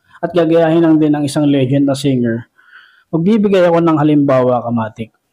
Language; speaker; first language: Filipino; native; Filipino